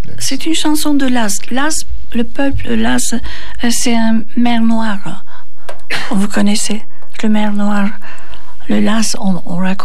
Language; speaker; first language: French; non-native, fluent; Turkish